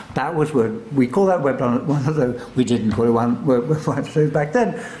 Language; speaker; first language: English; native; English